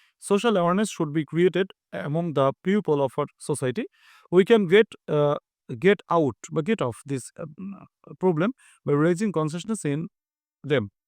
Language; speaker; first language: English; non-native, local second language; Bangla